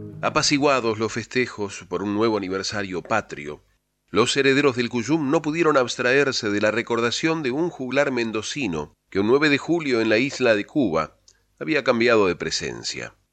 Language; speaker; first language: Spanish; native; Spanish